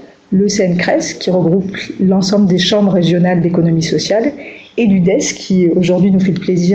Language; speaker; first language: French; native; French